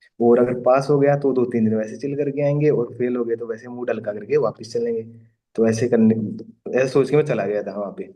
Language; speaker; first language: Hindi; native; Hindi